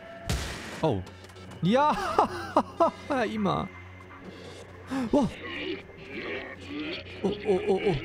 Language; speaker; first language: Korean; non-native, fluent; German